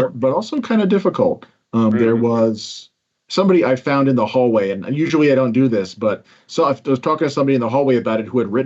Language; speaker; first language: English; native; English